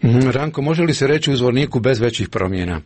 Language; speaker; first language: Croatian; native; Croatian